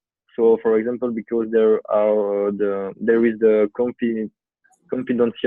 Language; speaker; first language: English; non-native, learner; French